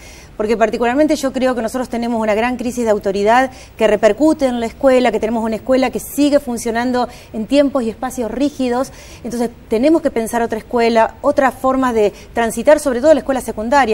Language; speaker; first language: Spanish; native; Spanish